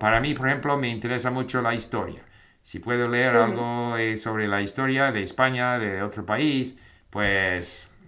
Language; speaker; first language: Spanish; non-native, fluent; English